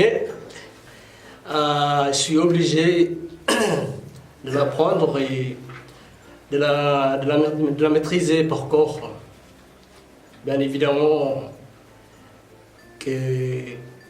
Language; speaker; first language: French; non-native, learner; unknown